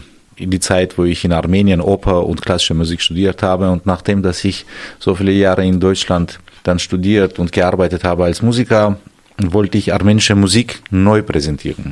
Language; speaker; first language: German; non-native, fluent; Armenian